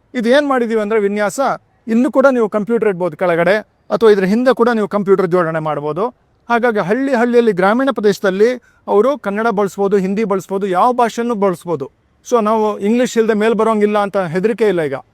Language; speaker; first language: Kannada; non-native, local second language; Tulu